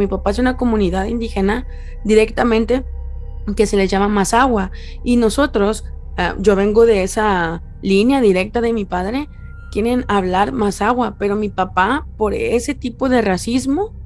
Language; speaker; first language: Spanish; native; Spanish